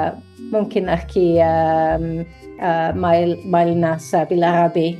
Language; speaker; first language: Arabic; non-native, learner; English